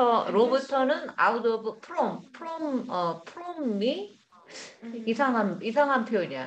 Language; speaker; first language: Korean; native; Korean